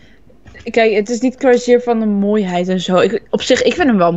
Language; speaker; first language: Dutch; native; Dutch